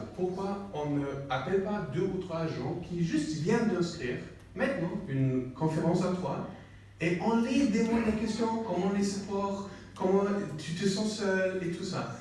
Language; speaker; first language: French; non-native, learner; English